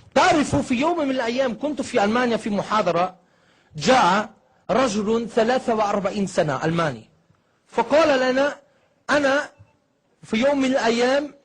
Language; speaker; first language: Arabic; non-native, fluent; German